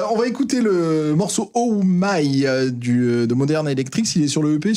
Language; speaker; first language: French; native; French